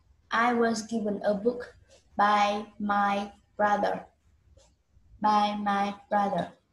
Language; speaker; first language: English; non-native, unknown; Vietnamese